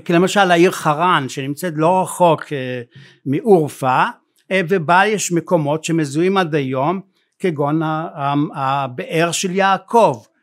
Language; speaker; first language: Hebrew; native; Hebrew